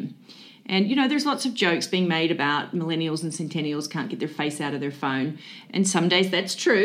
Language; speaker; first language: English; native; English